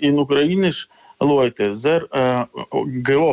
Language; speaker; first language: German; non-native, learner; Ukrainian